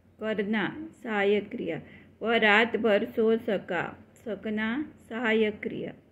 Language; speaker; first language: Hindi; non-native, local second language; Marathi